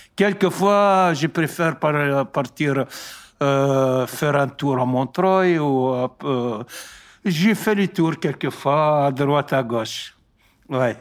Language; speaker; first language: French; non-native, learner; Arabic